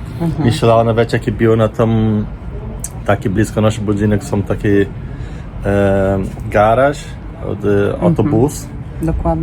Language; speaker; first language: Polish; non-native, learner; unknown